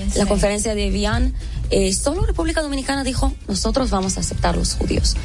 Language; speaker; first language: Spanish; non-native, fluent; Hebrew